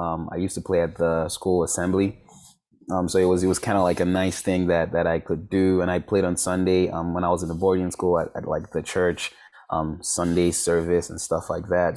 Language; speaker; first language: English; non-native, local second language; Yoruba